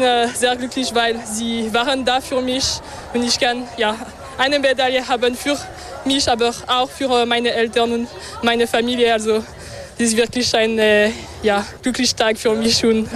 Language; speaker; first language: German; non-native, local second language; French